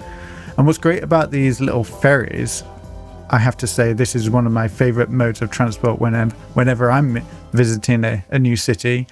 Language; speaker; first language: English; native; English